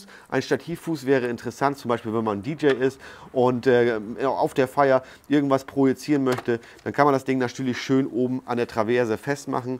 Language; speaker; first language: German; native; German